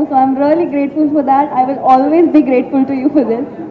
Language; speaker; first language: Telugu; non-native, learner; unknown